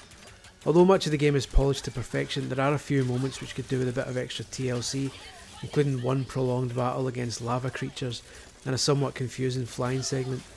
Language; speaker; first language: English; native; English